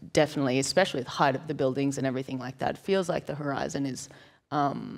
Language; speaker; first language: English; native; English